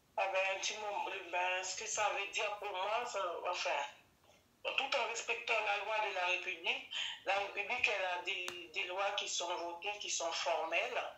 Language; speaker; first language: French; early bilingual, other home language; Haitian Creole